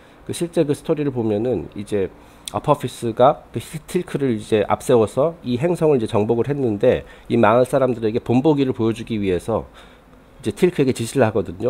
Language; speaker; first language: Korean; native; Korean